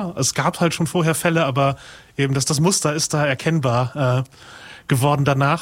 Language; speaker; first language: German; native; German